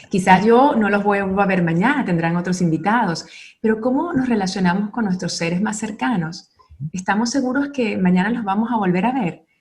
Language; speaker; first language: Spanish; native; Spanish